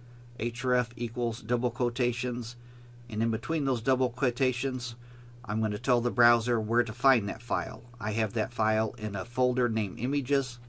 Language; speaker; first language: English; native; English